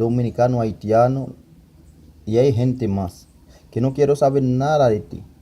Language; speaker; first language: Spanish; non-native, learner; Haitian Creole